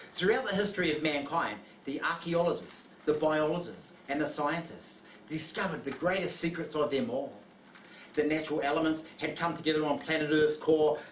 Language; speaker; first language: English; native; English